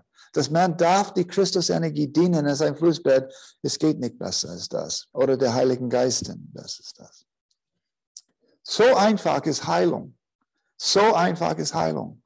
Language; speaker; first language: German; non-native, fluent; English